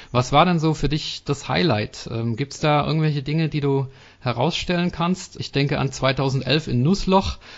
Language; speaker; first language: German; native; German